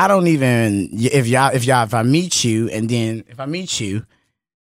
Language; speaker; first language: English; native; English